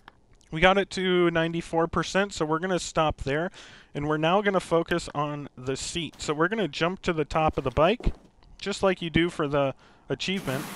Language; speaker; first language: English; native; English